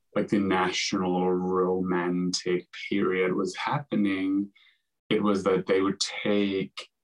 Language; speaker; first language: English; non-native, fluent; Finnish